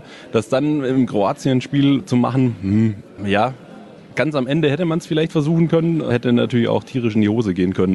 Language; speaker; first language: German; native; German